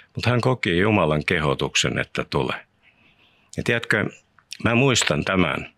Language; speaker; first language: Finnish; native; Finnish